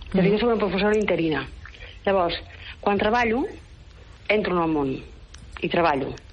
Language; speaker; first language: Catalan; native; Catalan